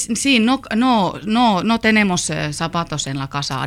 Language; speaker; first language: Spanish; non-native, learner; Finnish